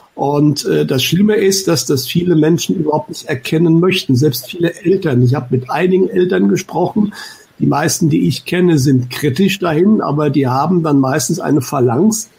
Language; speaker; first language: German; native; German